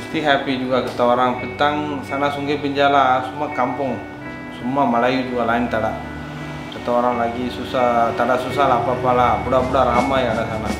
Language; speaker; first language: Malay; non-native, learner; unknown